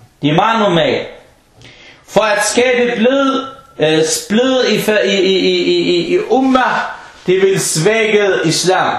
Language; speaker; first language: Danish; early bilingual, other home language; Arabic